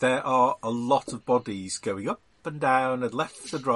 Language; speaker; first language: English; native; English